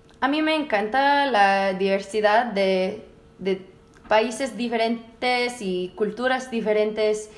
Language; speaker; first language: Spanish; early bilingual, heritage; Spanish